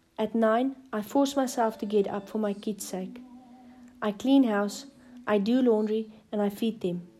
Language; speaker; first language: English; non-native, fluent; Afrikaans